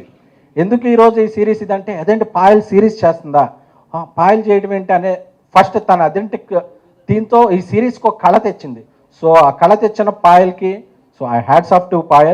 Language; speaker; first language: Telugu; native; Telugu